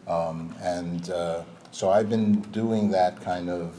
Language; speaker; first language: English; native; English